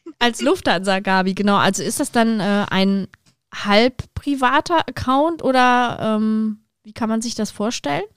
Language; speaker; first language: German; native; German